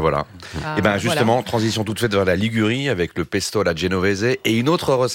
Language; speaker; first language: French; native; French